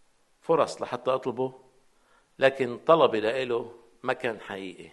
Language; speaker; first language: Arabic; native; Arabic